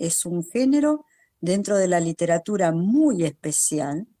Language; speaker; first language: Spanish; native; Spanish